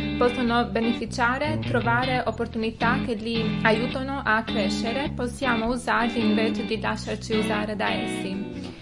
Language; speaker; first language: Italian; non-native, fluent; Albanian